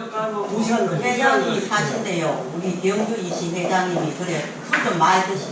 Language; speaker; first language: Korean; native; Korean